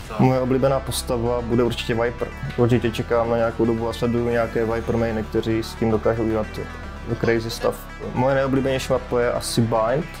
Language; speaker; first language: Czech; native; Czech